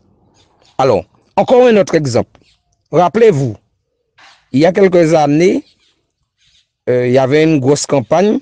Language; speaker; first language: French; native; French